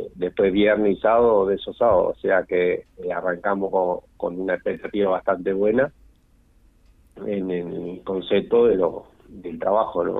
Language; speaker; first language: Spanish; native; Spanish